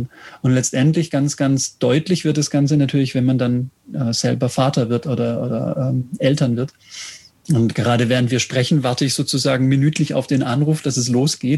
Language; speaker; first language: German; native; German